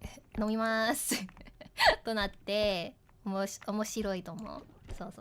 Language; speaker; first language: Japanese; non-native, learner; English